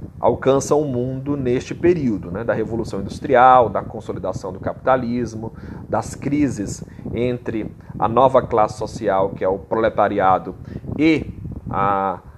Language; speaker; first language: Portuguese; native; Portuguese